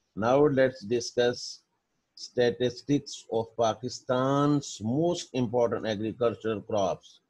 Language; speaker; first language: English; non-native, local second language; Urdu